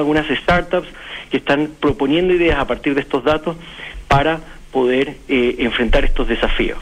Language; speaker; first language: Spanish; native; Spanish